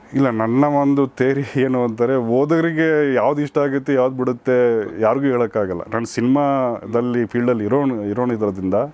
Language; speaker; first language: Kannada; native; Kannada